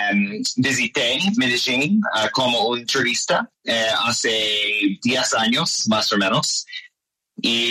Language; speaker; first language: Spanish; non-native, learner; English